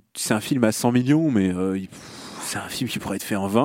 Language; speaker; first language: French; non-native, fluent; Russian